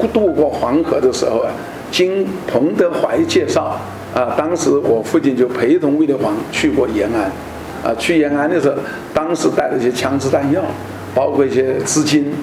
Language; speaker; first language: Chinese; native; Chinese